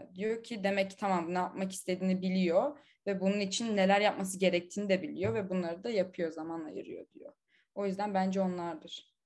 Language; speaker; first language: Turkish; native; Turkish